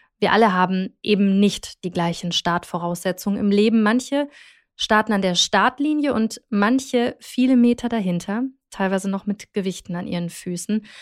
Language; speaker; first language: German; native; German